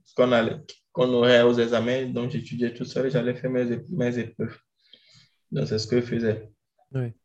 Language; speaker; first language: French; non-native, local second language; Ewe